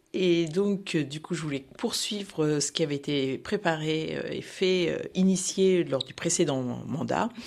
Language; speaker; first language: French; native; French